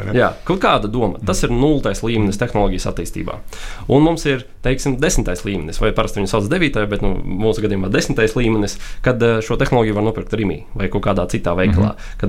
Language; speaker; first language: Latvian; non-native, local second language; Russian